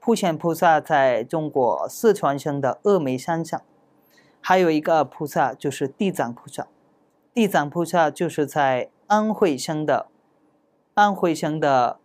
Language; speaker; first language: Chinese; non-native, fluent; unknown